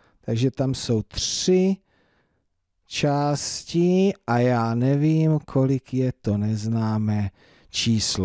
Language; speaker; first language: Czech; native; Czech